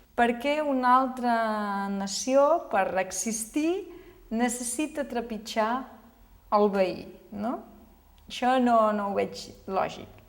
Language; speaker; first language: Catalan; non-native, local second language; Spanish